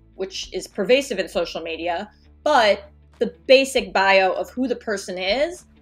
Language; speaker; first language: English; native; English